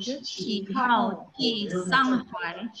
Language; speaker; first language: Chinese; non-native, learner; Indonesian